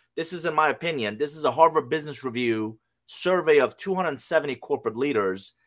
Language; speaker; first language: English; non-native, fluent; Persian